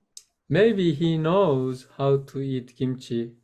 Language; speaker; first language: English; non-native, fluent; Korean